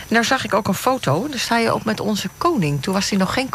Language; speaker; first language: Dutch; native; Dutch